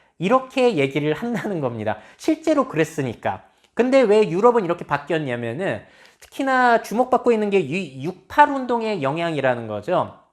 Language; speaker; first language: Korean; native; Korean